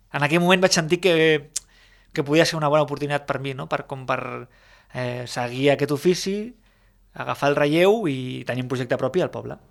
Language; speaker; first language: Catalan; native; Catalan